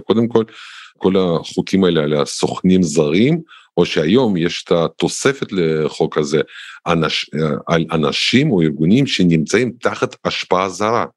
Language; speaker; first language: Hebrew; non-native, fluent; Russian